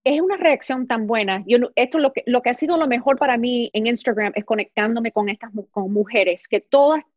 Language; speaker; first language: Spanish; early bilingual, heritage; Spanish